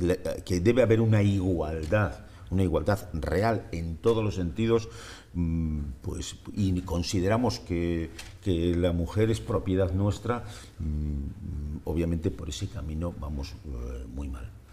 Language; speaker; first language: Spanish; native; Spanish